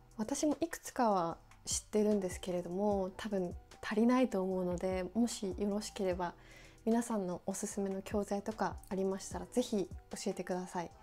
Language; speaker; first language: Japanese; native; Japanese